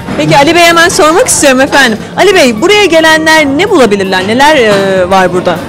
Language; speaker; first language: Turkish; native; Turkish